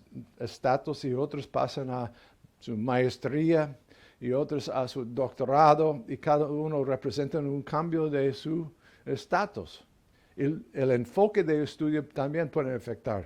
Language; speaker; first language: Spanish; non-native, fluent; English